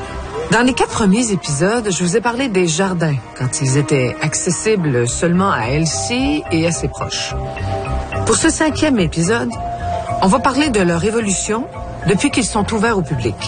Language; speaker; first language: French; native; French